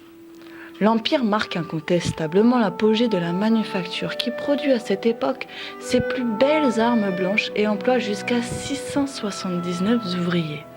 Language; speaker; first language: French; native; French